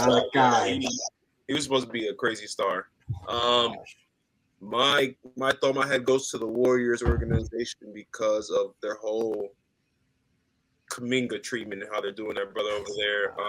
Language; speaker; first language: English; native; English